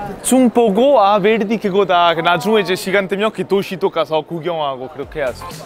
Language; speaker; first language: Korean; non-native, fluent; Italian